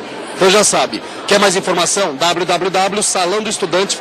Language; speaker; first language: Portuguese; native; Portuguese